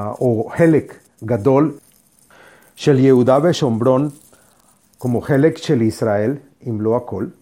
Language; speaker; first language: Hebrew; non-native, fluent; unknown